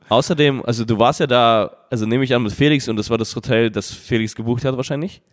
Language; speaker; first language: German; early bilingual, other home language; Russian